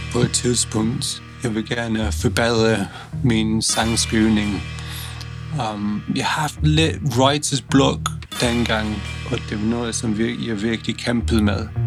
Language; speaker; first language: Danish; non-native, fluent; English